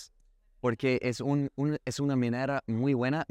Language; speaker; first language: Spanish; non-native, learner; English